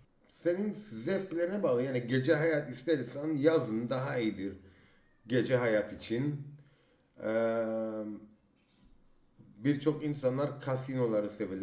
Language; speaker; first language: Turkish; native; Turkish